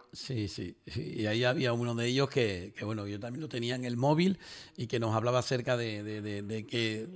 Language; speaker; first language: Spanish; native; Spanish